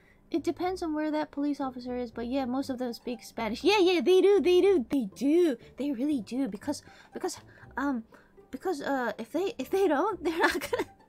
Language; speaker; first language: English; native; English